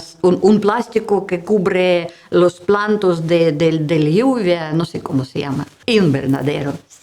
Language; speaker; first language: Spanish; non-native, learner; Russian